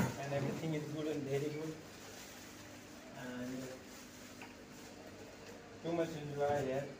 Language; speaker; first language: English; non-native, learner; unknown